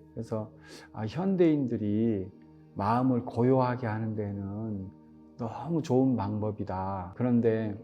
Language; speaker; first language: Korean; native; Korean